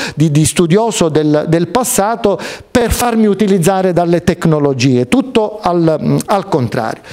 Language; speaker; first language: Italian; native; Italian